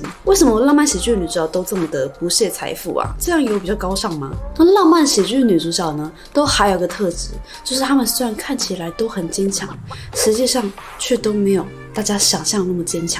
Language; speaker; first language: Chinese; native; Chinese